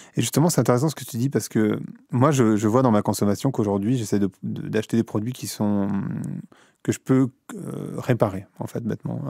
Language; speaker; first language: French; native; French